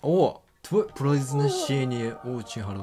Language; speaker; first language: Russian; non-native, fluent; Japanese